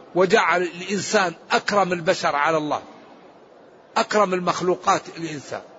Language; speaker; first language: Arabic; native; Arabic